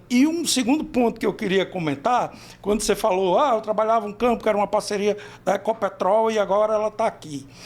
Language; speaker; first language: Portuguese; native; Portuguese